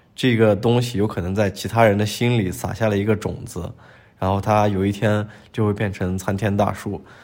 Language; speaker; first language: Chinese; native; Chinese